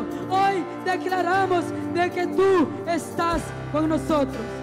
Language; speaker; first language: Spanish; native; Spanish